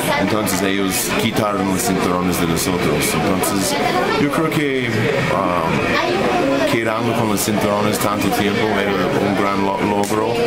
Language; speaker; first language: Spanish; non-native, fluent; English